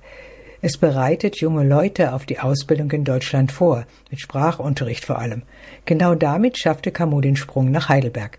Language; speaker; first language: German; native; German